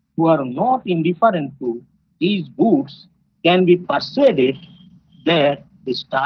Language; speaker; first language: English; non-native, local second language; Bangla